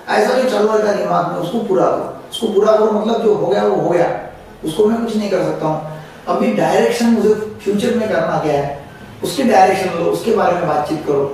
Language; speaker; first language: Hindi; non-native, local second language; Marathi